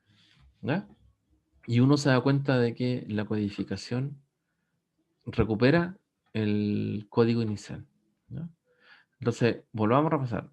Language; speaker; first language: Spanish; native; Spanish